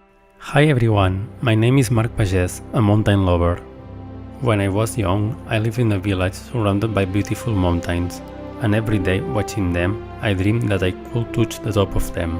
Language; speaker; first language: English; non-native, fluent; Catalan